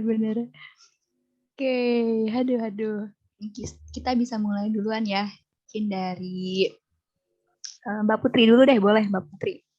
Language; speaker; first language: Indonesian; native; Indonesian